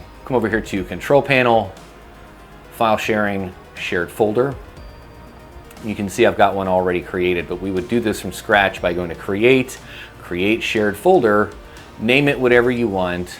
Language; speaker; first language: English; native; English